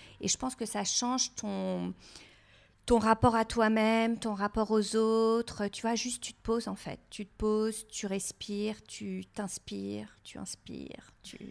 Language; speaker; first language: French; native; French